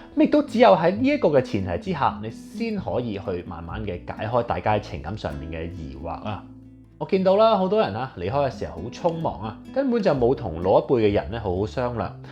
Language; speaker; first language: Cantonese; native; Cantonese